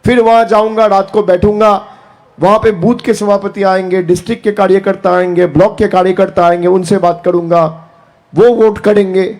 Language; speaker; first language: Hindi; non-native, local second language; Bangla